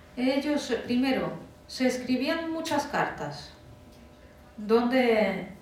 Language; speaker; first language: Spanish; non-native, fluent; Russian